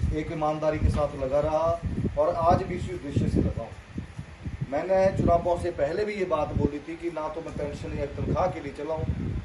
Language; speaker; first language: Hindi; native; Hindi